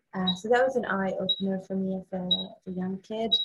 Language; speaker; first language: English; non-native, fluent; Arabic